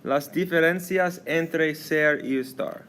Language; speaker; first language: Spanish; non-native, fluent; English